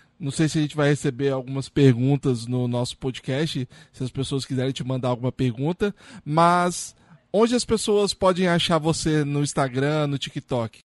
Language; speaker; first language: Portuguese; native; Portuguese